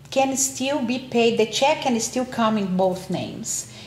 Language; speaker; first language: English; non-native, fluent; Portuguese